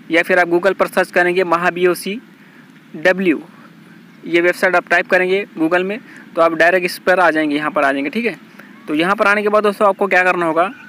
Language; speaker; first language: Hindi; non-native, local second language; Marathi